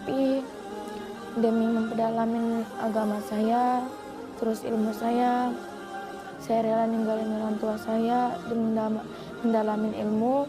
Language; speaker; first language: Indonesian; native; Indonesian